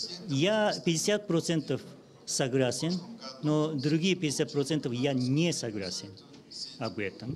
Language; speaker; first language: Russian; non-native, learner; Japanese